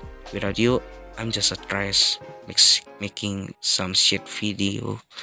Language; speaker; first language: English; non-native, learner; Indonesian